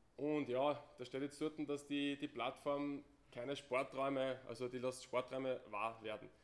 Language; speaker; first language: German; native; German